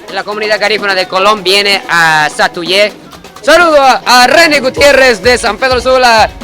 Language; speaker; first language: Spanish; non-native, fluent; Japanese